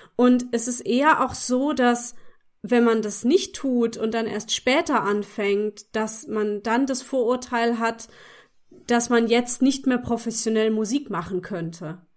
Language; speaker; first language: German; native; German